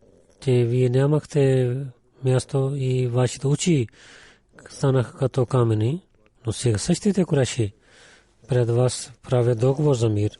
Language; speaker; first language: Bulgarian; non-native, learner; Urdu